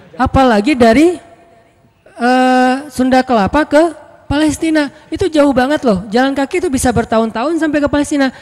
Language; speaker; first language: Indonesian; native; Indonesian